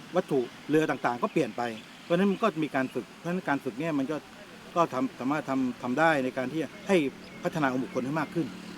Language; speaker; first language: Thai; native; Thai